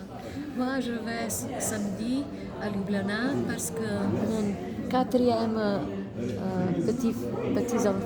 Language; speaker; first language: French; non-native, fluent; Slovenian